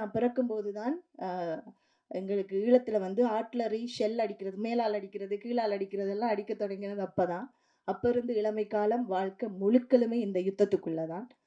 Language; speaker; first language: Tamil; native; Tamil